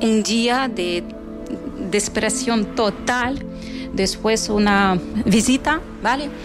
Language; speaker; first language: Spanish; non-native, fluent; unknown